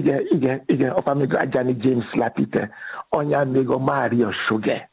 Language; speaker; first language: Hungarian; non-native, fluent; Yoruba